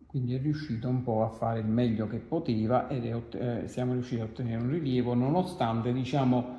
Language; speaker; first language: Italian; native; Italian